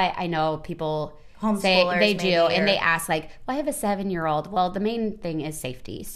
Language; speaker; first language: English; native; English